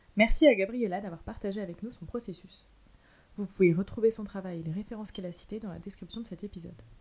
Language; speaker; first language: French; native; French